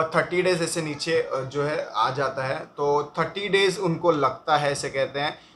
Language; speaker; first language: Hindi; non-native, local second language; Marathi